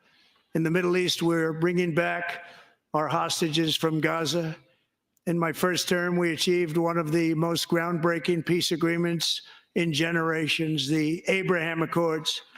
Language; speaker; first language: English; native; English